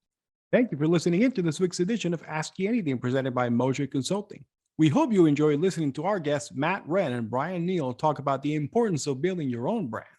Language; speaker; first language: English; native; English